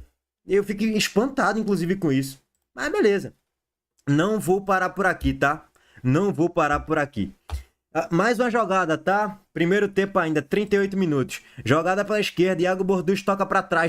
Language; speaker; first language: Portuguese; native; Portuguese